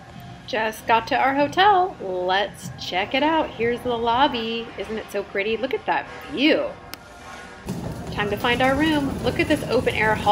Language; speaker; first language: English; native; English